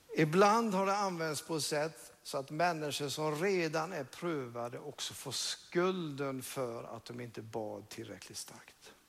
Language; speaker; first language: Swedish; non-native, fluent; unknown